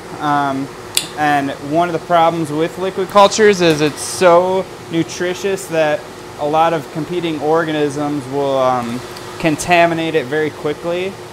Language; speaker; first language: English; native; English